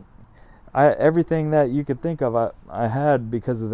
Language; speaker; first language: English; native; English